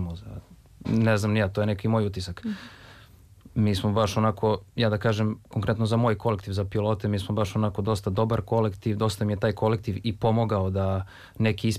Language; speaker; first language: Serbian; native; Serbian